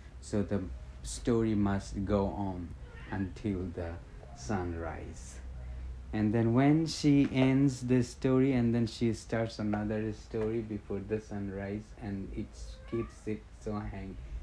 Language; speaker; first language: English; non-native, learner; Bangla